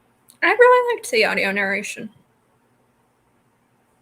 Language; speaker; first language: English; native; English